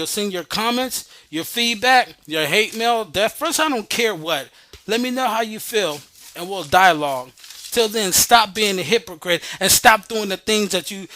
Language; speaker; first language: English; native; English